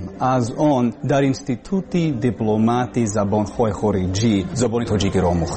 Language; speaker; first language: Persian; non-native, learner; English